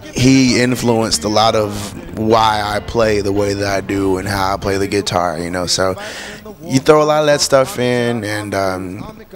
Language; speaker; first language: English; native; English